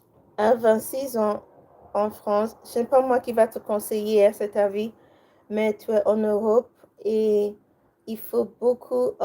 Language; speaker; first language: French; non-native, learner; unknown